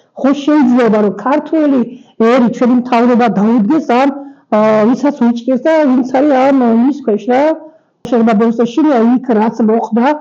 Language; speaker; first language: Georgian; native; Georgian